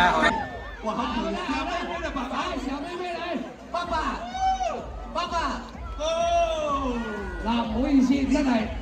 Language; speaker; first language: Chinese; native; Chinese